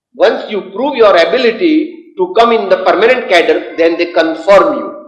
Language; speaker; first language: English; non-native, local second language; Gujarati